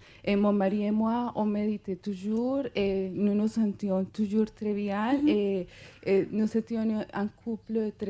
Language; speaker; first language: French; non-native, fluent; Spanish